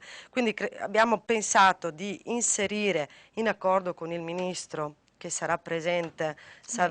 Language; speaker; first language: Italian; native; Italian